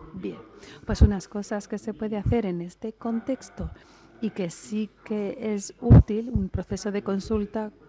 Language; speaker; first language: Spanish; non-native, fluent; English